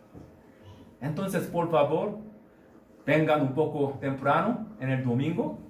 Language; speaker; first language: Spanish; non-native, learner; Korean